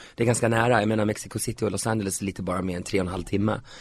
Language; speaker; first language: Swedish; native; Swedish